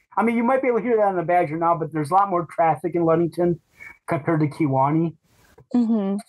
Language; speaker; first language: English; native; English